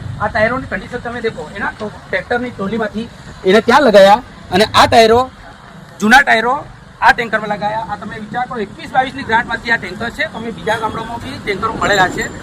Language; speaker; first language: Gujarati; native; Gujarati